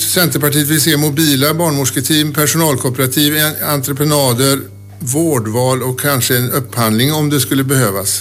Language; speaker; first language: Swedish; native; Swedish